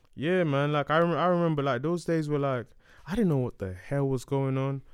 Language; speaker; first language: English; non-native, local second language; Akan